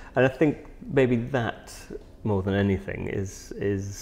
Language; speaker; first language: English; native; English